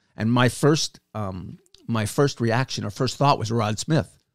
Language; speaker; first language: English; native; English